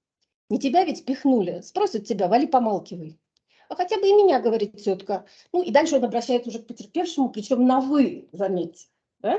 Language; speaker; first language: Russian; native; Russian